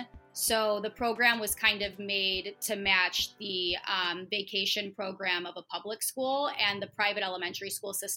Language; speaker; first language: English; native; English